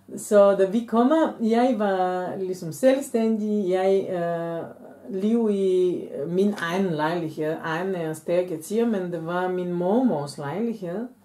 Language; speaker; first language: Danish; non-native, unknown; Bulgarian